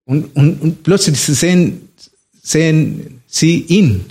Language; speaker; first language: German; non-native, fluent; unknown